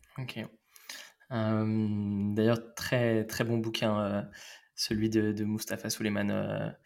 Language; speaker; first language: French; native; French